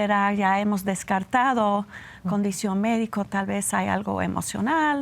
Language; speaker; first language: Spanish; non-native, fluent; English